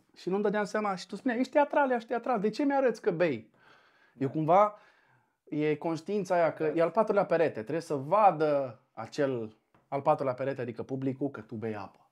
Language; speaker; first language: Romanian; native; Romanian